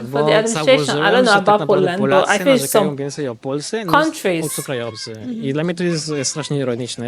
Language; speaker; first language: Polish; non-native, fluent; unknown